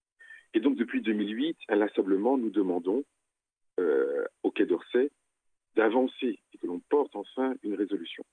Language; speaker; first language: French; native; French